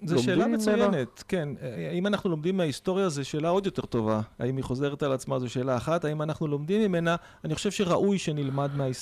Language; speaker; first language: Hebrew; native; Hebrew